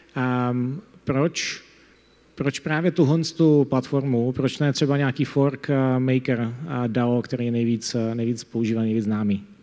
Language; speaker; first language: Czech; native; Czech